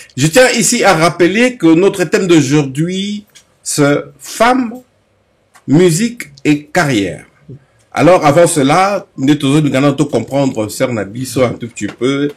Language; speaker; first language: French; non-native, local second language; Lingala